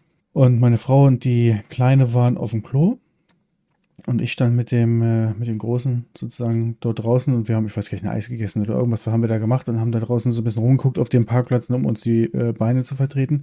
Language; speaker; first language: German; native; German